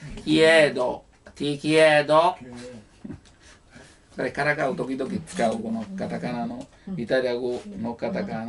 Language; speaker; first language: Japanese; non-native, learner; Italian